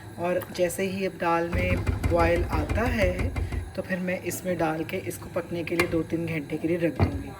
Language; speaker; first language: Urdu; native; Urdu